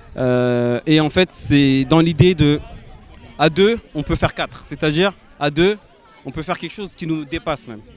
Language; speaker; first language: French; early bilingual, other home language; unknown